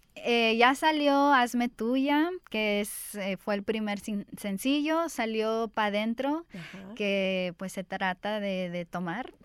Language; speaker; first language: Spanish; early bilingual, heritage; Spanish